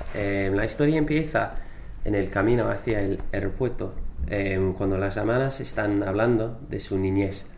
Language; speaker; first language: Spanish; non-native, fluent; English